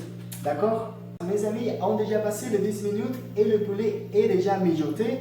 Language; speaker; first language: French; non-native, learner; Spanish